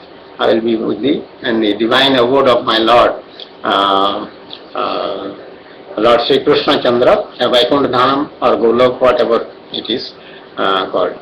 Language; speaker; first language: English; non-native, local second language; Odia